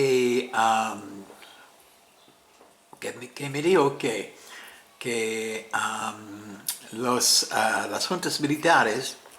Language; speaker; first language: Spanish; non-native, fluent; English